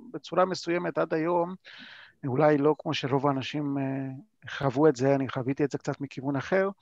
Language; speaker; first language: Hebrew; non-native, fluent; Hungarian